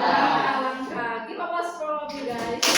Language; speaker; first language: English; non-native, learner; Indonesian